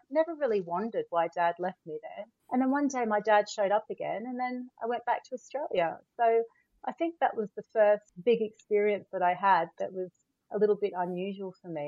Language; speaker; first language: English; native; English